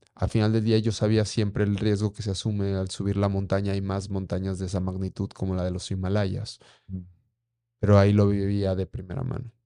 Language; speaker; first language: Spanish; native; Spanish